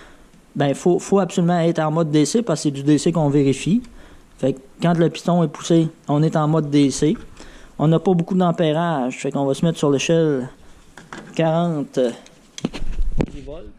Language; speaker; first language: French; native; French